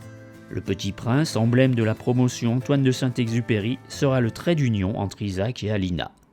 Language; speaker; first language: French; native; French